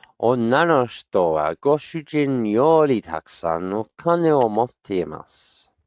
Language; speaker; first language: Japanese; non-native, learner; English